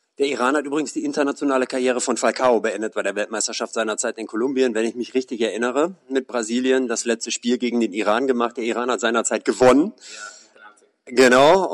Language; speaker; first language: German; native; German